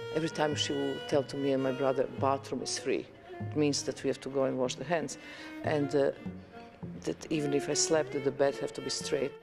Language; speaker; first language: English; non-native, fluent; Serbian